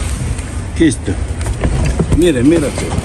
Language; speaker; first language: Spanish; non-native, learner; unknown